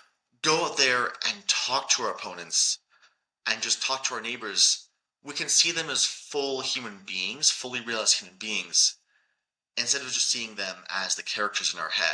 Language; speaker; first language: English; native; English